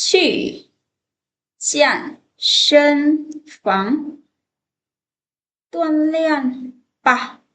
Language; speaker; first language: Chinese; non-native, fluent; Lao